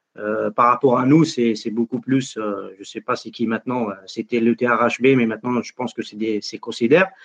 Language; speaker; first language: French; non-native, local second language; Arabic